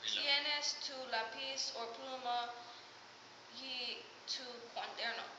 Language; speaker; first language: Spanish; non-native, learner; English